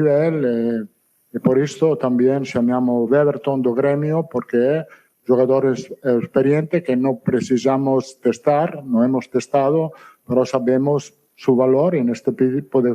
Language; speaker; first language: Spanish; non-native, fluent; Italian